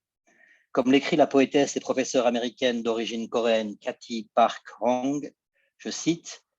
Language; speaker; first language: French; native; French